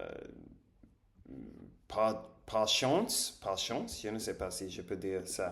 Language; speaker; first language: French; non-native, learner; English